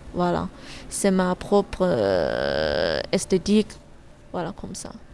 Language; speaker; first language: French; non-native, learner; Chinese